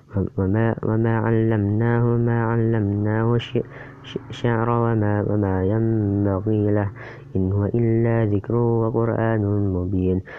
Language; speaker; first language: Arabic; non-native, learner; Indonesian